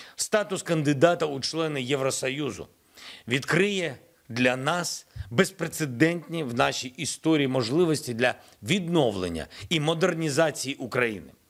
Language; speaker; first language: Ukrainian; non-native, local second language; Russian